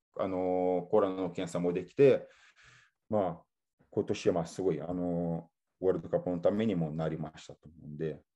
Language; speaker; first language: Japanese; non-native, fluent; Portuguese